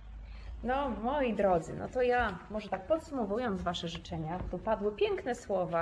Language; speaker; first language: Polish; native; Polish